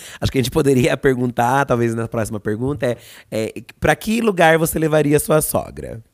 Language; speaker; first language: Portuguese; native; Portuguese